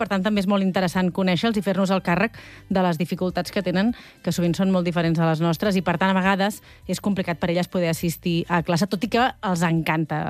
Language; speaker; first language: Catalan; native; Catalan